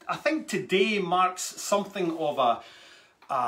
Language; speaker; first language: English; native; English